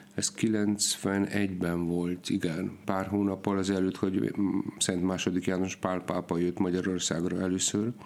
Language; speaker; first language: Hungarian; non-native, fluent; Polish